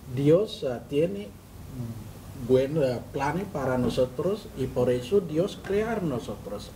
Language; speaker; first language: Spanish; non-native, learner; Indonesian